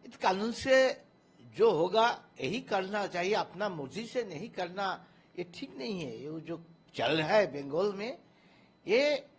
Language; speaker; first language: Hindi; non-native, local second language; Bangla